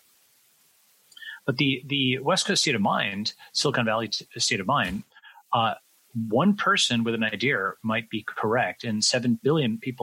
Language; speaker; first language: English; native; English